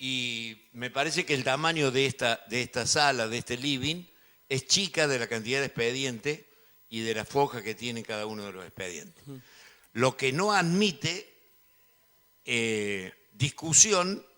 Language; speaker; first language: Spanish; native; Spanish